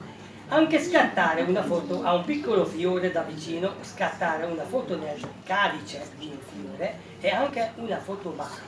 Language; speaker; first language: Italian; non-native, fluent; Hungarian